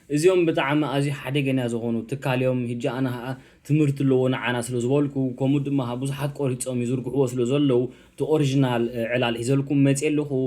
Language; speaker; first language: Tigrinya; early bilingual, heritage; Tigrinya